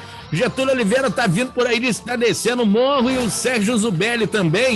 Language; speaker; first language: Portuguese; native; Portuguese